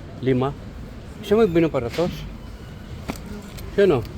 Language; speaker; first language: Spanish; non-native, learner; Filipino